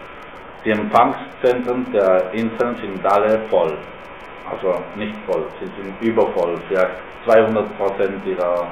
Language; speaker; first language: German; non-native, fluent; Spanish